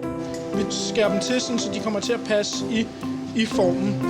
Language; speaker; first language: Danish; native; Danish